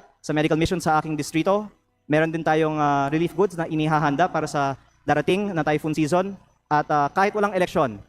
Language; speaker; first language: Filipino; native; Filipino